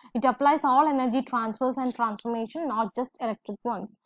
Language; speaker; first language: English; non-native, local second language; Malayalam